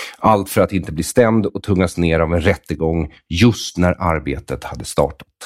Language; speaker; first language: Swedish; native; Swedish